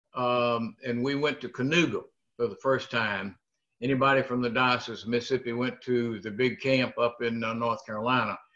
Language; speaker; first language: English; native; English